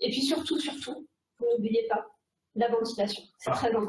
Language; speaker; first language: French; native; French